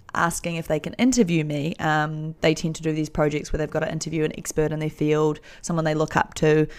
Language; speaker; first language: English; native; English